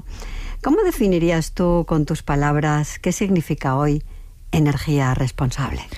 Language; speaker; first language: Spanish; native; Spanish